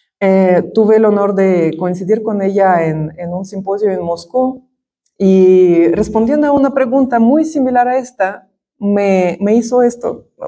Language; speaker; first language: Spanish; non-native, fluent; Russian